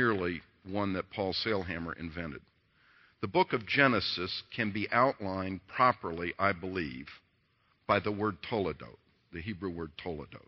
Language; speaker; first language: English; native; English